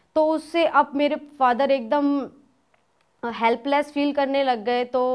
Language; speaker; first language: Hindi; native; Hindi